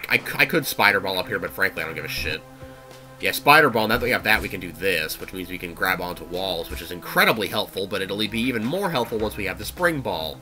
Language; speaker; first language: English; native; English